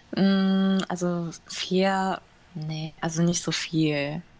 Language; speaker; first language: German; early bilingual, other home language; Japanese